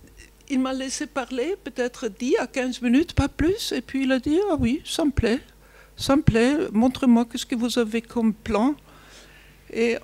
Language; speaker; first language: French; non-native, fluent; German